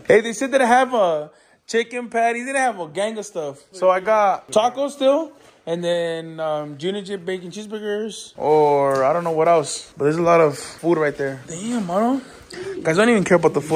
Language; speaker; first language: English; early bilingual, other home language; Spanish